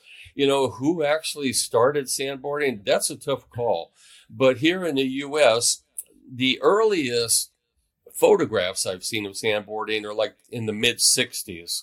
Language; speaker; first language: English; native; English